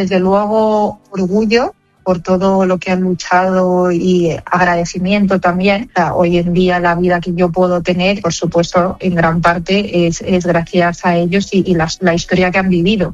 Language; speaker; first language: Spanish; native; Spanish